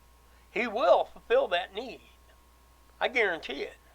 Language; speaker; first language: English; native; English